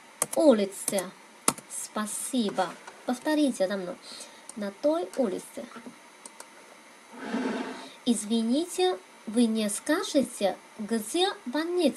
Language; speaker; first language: Russian; non-native, fluent; Vietnamese